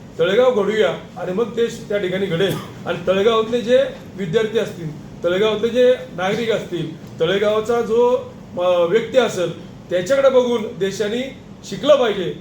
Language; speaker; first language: Marathi; native; Marathi